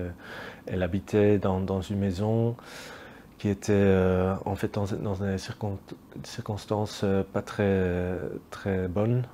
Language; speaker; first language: French; non-native, local second language; Dutch